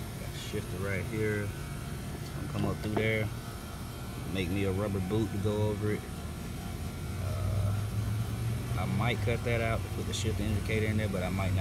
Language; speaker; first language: English; native; English